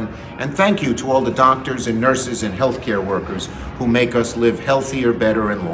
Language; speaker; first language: English; native; English